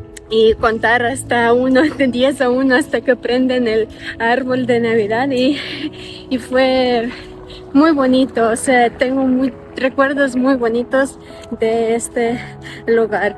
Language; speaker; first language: Spanish; non-native, fluent; Ukrainian